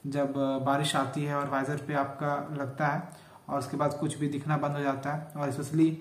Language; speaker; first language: Hindi; native; Hindi